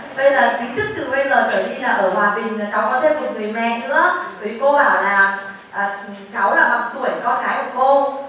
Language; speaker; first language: Vietnamese; native; Vietnamese